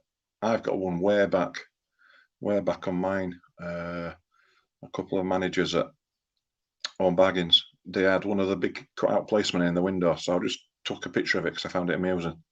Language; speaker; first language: English; native; English